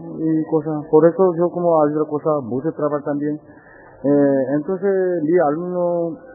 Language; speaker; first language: Spanish; non-native, learner; Korean